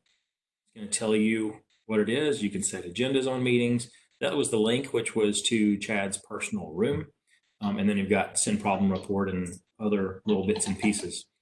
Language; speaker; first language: English; native; English